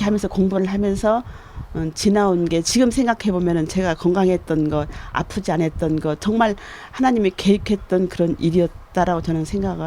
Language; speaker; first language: Korean; native; Korean